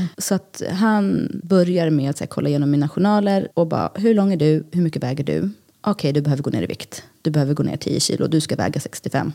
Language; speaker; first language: Swedish; early bilingual, other home language; Greek